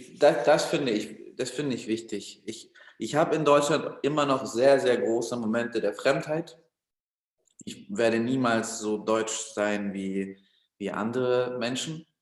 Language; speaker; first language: German; early bilingual, other home language; Russian